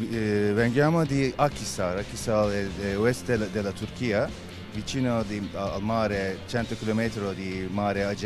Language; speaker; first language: Italian; non-native, learner; Turkish